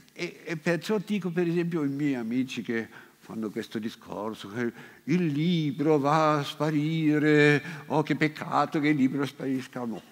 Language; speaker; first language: Italian; non-native, fluent; German